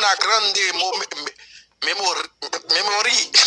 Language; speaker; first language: Spanish; non-native, learner; Haitian Creole